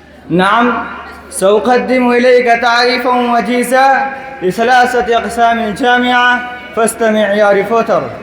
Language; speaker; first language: Arabic; non-native, learner; Urdu